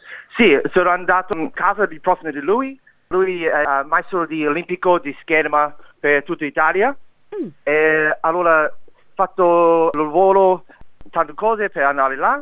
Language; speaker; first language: Italian; non-native, learner; English